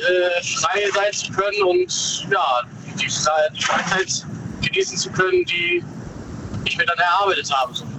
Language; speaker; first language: German; native; German